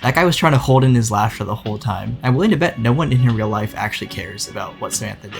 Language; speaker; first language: English; native; English